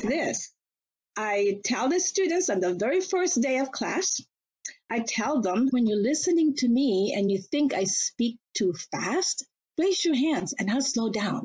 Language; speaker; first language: English; non-native, local second language; Filipino